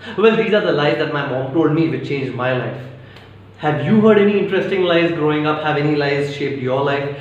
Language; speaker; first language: English; non-native, local second language; Maithili